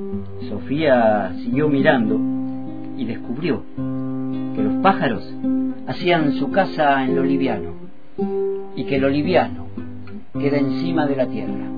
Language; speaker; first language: Spanish; native; Spanish